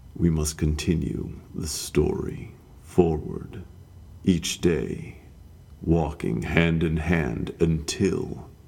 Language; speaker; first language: English; native; English